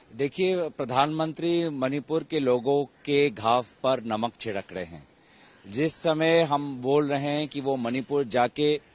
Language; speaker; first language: Hindi; non-native, local second language; Assamese